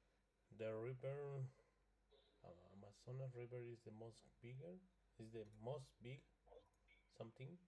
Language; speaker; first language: English; non-native, learner; Spanish